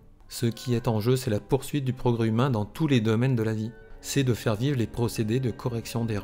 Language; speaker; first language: French; native; French